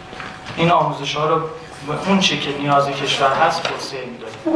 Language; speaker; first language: Persian; native; Persian